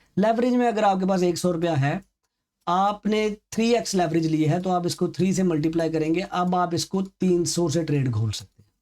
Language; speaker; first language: Urdu; native; Urdu